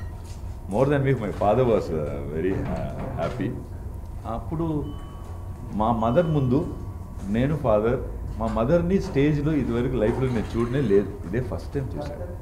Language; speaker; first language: Telugu; non-native, learner; Tamil